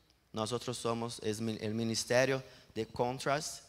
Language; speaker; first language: Spanish; non-native, learner; Portuguese